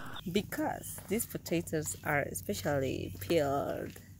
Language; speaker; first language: English; non-native, fluent; Spanish